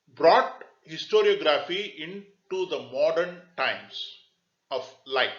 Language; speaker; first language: English; non-native, local second language; Tamil